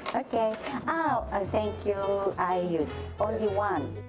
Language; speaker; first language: English; non-native, learner; Japanese